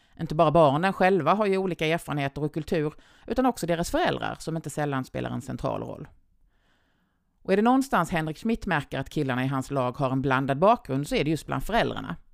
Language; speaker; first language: Swedish; native; Swedish